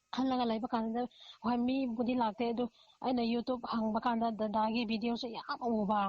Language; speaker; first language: Manipuri; non-native, local second language; Rongmei Naga